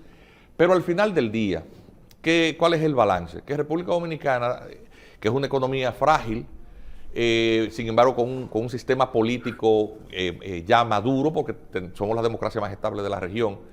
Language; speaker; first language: Spanish; native; Spanish